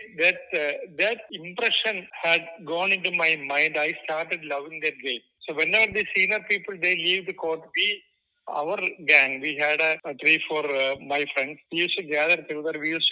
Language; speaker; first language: English; non-native, local second language; Malayalam